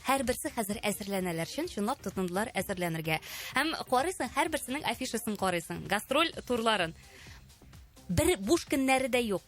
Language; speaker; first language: Tatar; native; Tatar